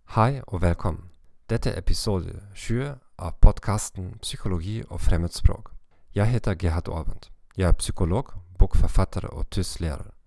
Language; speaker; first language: Norwegian; non-native, learner; German